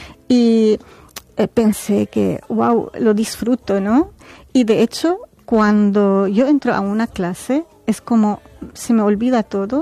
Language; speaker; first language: Spanish; non-native, fluent; Arabic